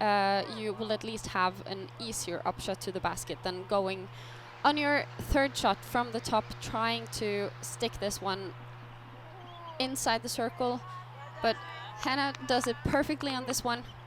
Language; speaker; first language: English; non-native, fluent; Norwegian